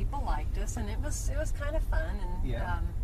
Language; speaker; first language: English; native; English